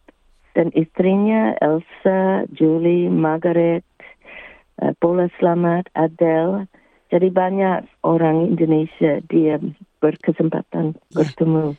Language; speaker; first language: Indonesian; early bilingual, heritage; English